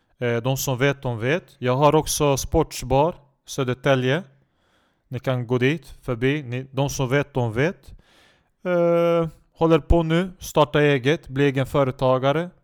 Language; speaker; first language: Swedish; non-native, local second language; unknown